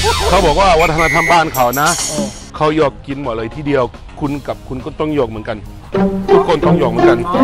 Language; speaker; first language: Thai; non-native, fluent; English